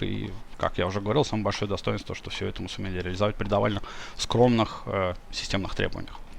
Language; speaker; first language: Russian; native; Russian